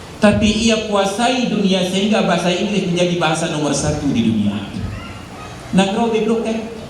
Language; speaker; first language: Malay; non-native, local second language; Achinese